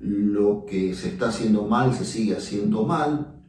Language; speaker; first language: Spanish; native; Spanish